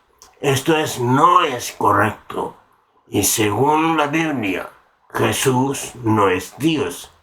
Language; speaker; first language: Spanish; non-native, learner; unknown